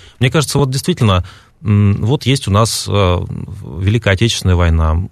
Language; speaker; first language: Russian; native; Russian